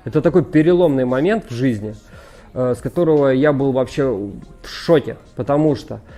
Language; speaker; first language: Russian; native; Russian